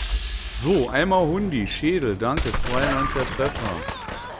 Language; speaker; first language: German; native; German